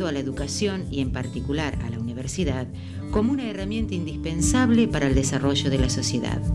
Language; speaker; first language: Spanish; native; Spanish